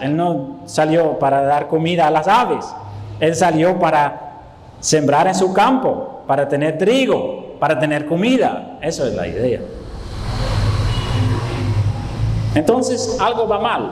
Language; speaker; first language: Spanish; non-native, fluent; Dutch